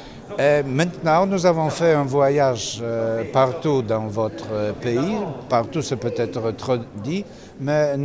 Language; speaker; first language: French; non-native, fluent; Polish